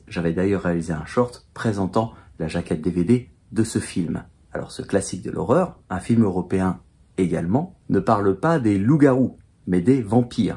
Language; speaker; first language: French; native; French